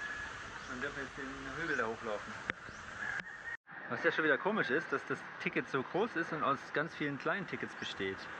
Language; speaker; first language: German; native; German